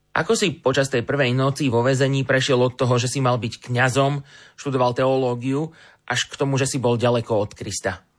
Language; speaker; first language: Slovak; native; Slovak